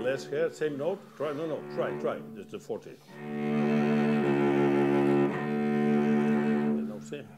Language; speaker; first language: English; non-native, fluent; Catalan